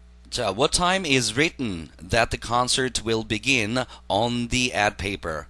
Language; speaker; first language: English; non-native, fluent; Korean